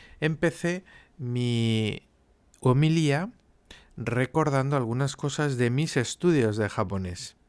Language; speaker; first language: Spanish; native; Spanish